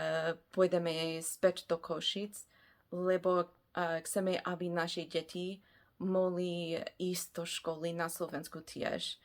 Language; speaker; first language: Slovak; non-native, fluent; English